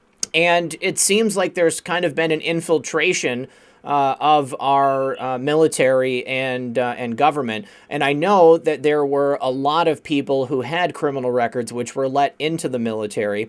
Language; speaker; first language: English; native; English